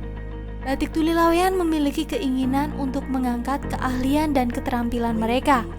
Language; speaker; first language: Indonesian; native; Indonesian